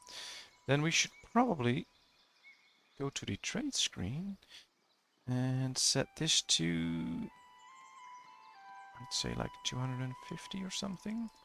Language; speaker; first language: English; non-native, fluent; Dutch